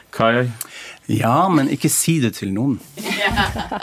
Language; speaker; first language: Norwegian; non-native, fluent; German